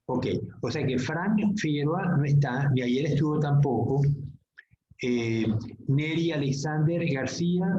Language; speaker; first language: Spanish; native; Spanish